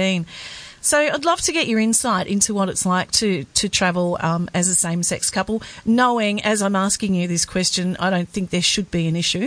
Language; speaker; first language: English; native; English